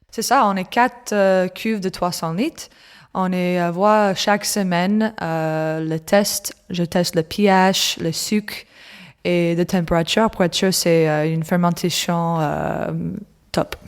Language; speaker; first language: French; non-native, learner; English